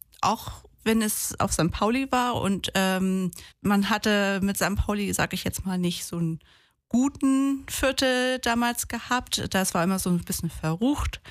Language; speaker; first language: German; early bilingual, other home language; Portuguese